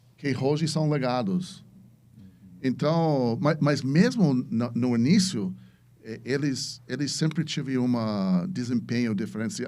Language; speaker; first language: Portuguese; non-native, fluent; English